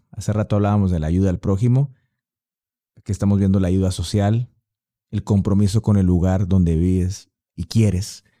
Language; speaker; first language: Spanish; native; Spanish